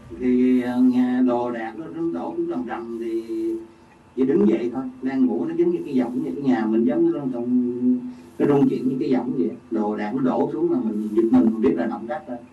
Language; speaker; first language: Vietnamese; native; Vietnamese